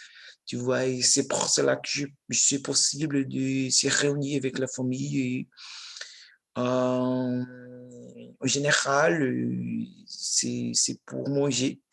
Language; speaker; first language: French; non-native, learner; Portuguese